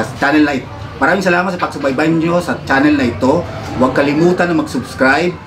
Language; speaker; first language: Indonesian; non-native, fluent; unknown